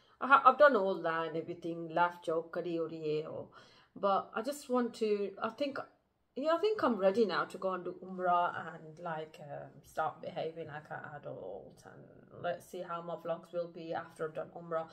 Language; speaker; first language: English; early bilingual, other home language; Punjabi